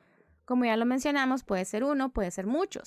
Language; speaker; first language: Spanish; native; Spanish